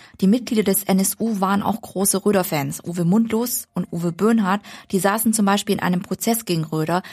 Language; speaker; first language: German; early bilingual, other home language; Vietnamese